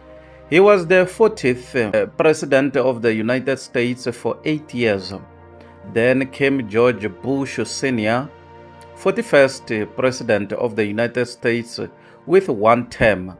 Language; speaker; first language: English; non-native, local second language; Tsonga